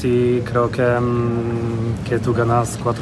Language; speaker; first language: Spanish; non-native, fluent; Polish